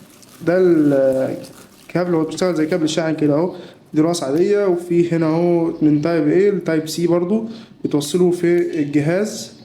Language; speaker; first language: Arabic; native; Arabic